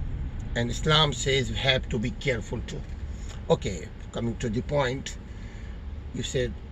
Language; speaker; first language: English; non-native, fluent; Urdu